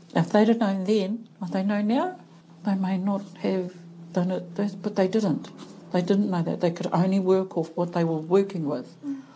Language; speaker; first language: English; native; English